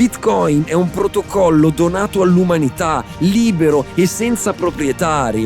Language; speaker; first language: Italian; native; Italian